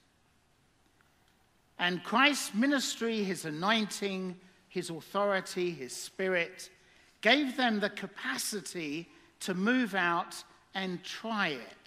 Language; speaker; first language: English; native; English